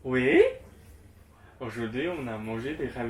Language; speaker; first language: French; non-native, fluent; Chinese